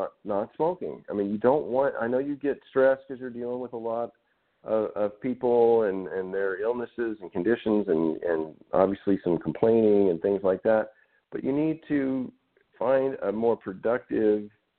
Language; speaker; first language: English; native; English